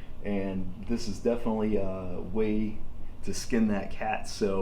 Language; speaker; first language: English; native; English